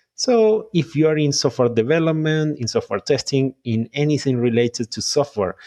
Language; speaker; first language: English; non-native, fluent; Spanish